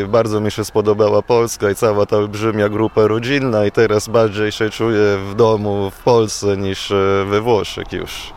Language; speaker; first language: Polish; non-native, fluent; Italian